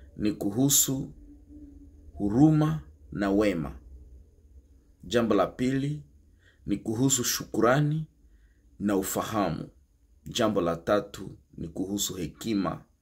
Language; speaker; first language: Swahili; non-native, local second language; Nande